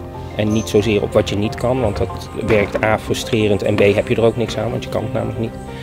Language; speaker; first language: Dutch; native; Dutch